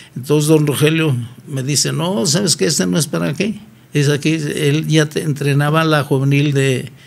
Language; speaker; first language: Spanish; native; Spanish